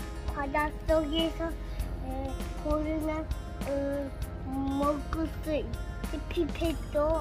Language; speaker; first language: Korean; early bilingual, heritage; Korean